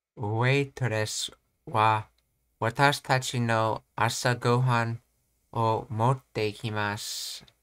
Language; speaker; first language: Japanese; non-native, learner; English